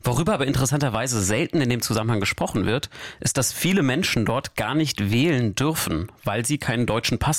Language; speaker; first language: German; native; German